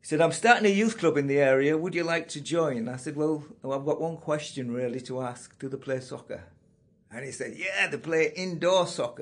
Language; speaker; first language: English; native; English